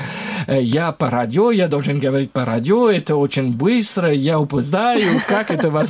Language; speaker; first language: Russian; non-native, learner; French